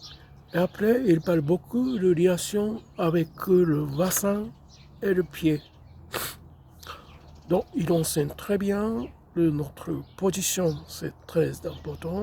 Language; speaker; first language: French; non-native, fluent; Japanese